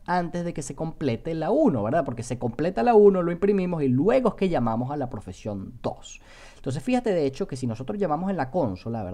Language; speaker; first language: Spanish; native; Spanish